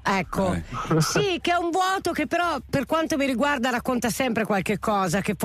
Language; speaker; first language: Italian; native; Italian